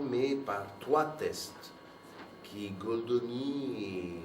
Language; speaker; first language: French; non-native, fluent; Italian